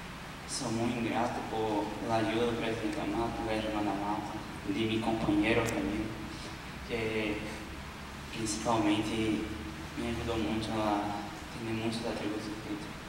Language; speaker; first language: Spanish; non-native, learner; Portuguese